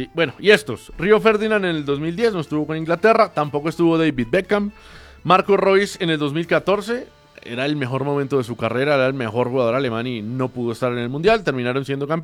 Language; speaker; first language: Spanish; native; Spanish